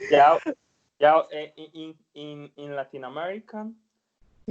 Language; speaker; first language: English; non-native, learner; Spanish